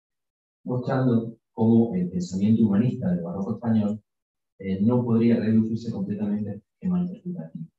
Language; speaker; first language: Spanish; native; Spanish